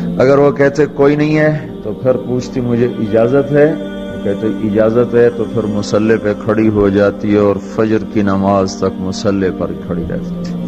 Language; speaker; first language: Urdu; non-native, local second language; Punjabi